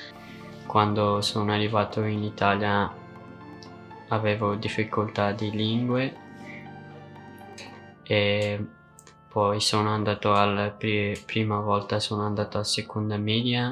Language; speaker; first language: Italian; non-native, learner; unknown